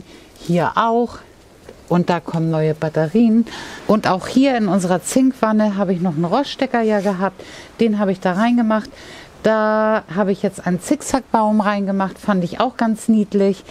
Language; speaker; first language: German; native; German